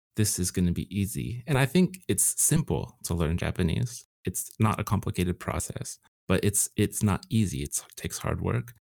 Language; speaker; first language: English; native; English